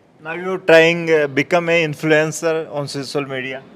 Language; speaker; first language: English; non-native, learner; Hindi